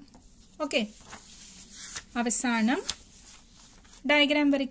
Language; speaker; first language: Malayalam; native; Malayalam